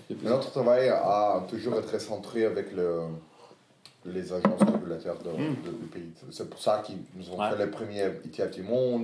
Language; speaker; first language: French; non-native, fluent; Portuguese